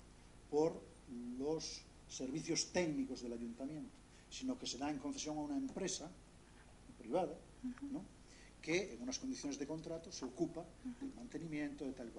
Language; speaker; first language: Spanish; native; Spanish